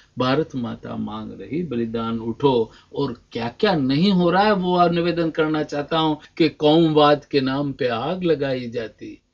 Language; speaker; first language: Hindi; non-native, local second language; Rajasthani